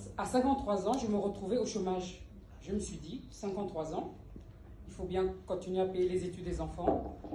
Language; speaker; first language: French; early bilingual, other home language; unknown